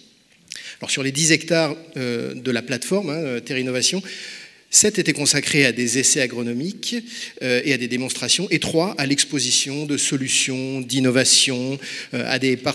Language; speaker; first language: French; native; French